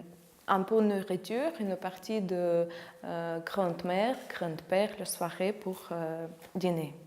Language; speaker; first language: French; non-native, learner; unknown